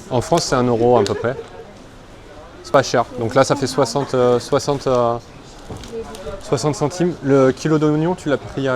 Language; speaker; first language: French; native; French